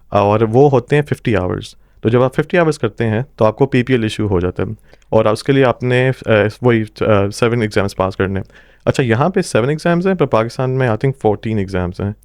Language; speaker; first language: Urdu; non-native, local second language; Punjabi